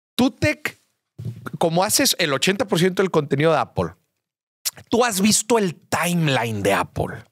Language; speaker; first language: Spanish; native; Spanish